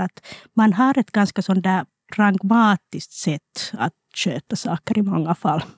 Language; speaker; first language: Swedish; non-native, local second language; Finnish